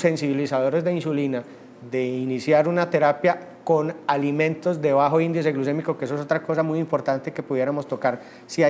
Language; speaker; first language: Spanish; native; Spanish